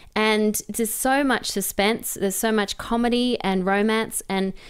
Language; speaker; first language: English; native; English